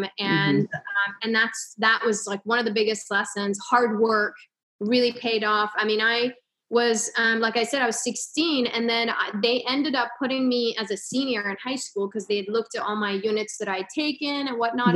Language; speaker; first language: English; non-native, fluent; Persian